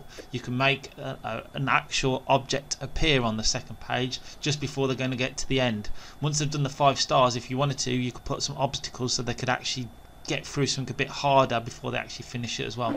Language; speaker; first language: English; native; English